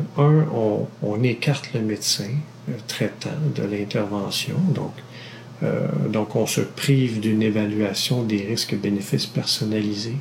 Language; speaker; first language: French; native; French